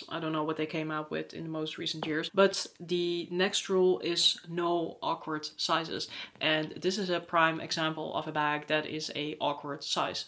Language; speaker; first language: English; non-native, fluent; Dutch